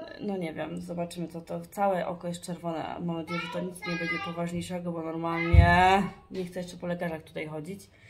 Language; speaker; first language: Polish; early bilingual, heritage; Polish